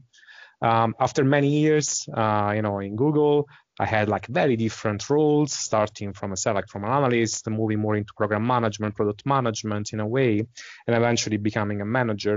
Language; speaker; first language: English; non-native, fluent; Italian